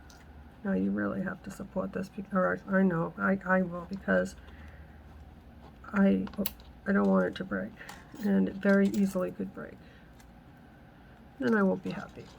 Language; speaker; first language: English; native; English